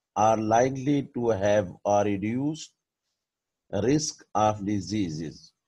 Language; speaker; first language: English; non-native, local second language; Urdu